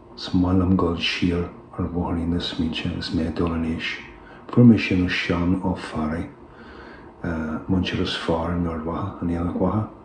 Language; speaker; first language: Irish; non-native, local second language; English